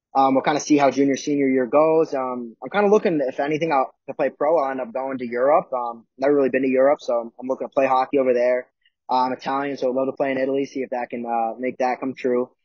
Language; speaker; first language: English; native; English